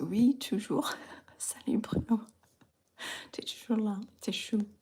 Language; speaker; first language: French; non-native, fluent; English